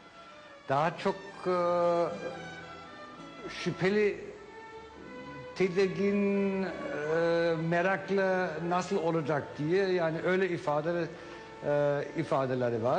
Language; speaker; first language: Turkish; non-native, fluent; German